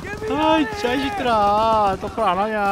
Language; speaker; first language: Korean; native; Korean